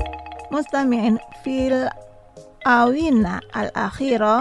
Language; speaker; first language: Arabic; non-native, learner; Indonesian